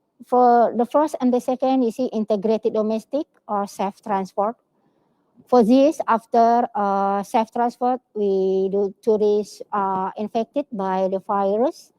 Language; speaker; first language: English; non-native, learner; Indonesian